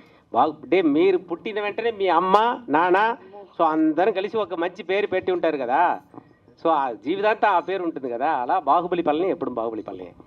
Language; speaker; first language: Telugu; native; Telugu